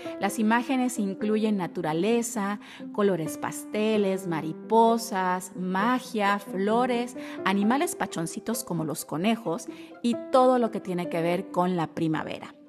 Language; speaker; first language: Spanish; native; Spanish